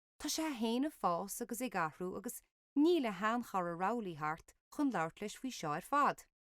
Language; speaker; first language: Irish; native; Irish